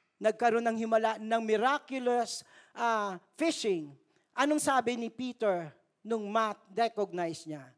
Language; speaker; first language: Filipino; native; Filipino